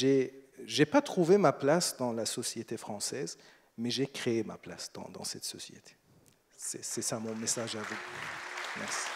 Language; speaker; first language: French; non-native, fluent; Persian